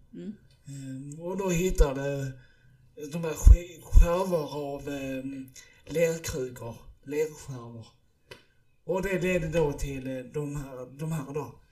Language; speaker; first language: Swedish; early bilingual, other home language; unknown